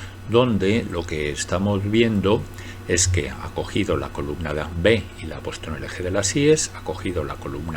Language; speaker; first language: Spanish; native; Spanish